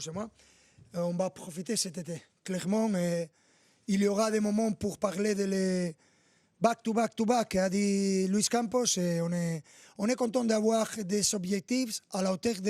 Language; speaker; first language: French; non-native, fluent; Spanish